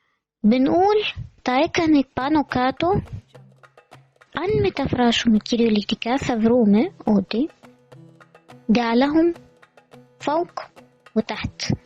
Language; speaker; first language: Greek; non-native, fluent; Arabic